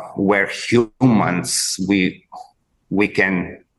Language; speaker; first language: English; non-native, fluent; Bulgarian